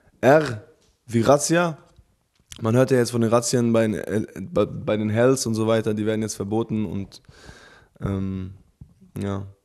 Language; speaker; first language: German; early bilingual, other home language; Albanian